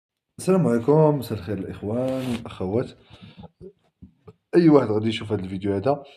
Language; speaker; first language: Arabic; native; Arabic